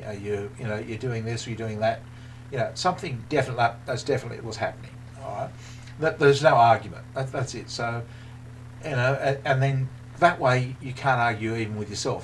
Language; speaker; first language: English; native; English